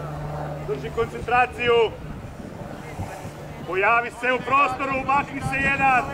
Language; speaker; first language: Croatian; native; Croatian